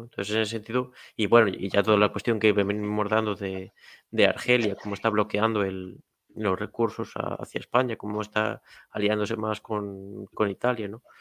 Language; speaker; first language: Spanish; native; Spanish